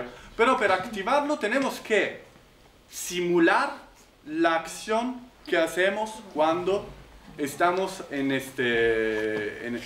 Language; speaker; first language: Spanish; non-native, fluent; Italian